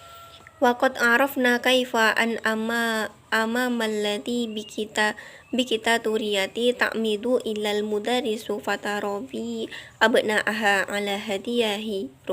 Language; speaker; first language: Arabic; non-native, learner; Indonesian